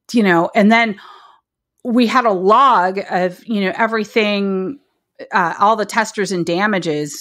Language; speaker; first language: English; native; English